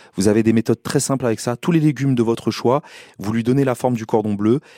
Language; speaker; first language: French; native; French